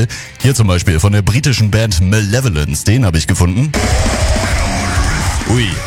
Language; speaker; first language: German; native; German